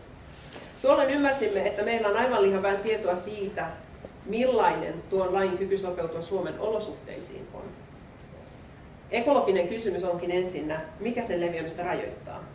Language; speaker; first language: Finnish; native; Finnish